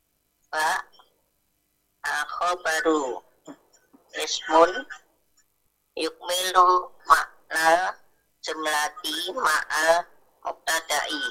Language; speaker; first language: Arabic; non-native, learner; Indonesian